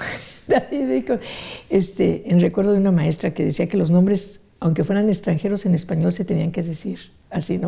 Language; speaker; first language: Spanish; native; Spanish